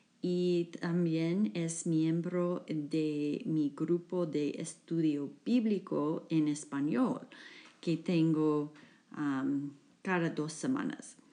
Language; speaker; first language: Spanish; non-native, fluent; English